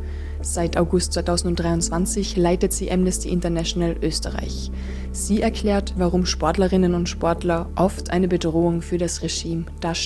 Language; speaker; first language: German; native; German